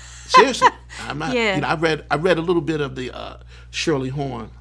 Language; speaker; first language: English; native; English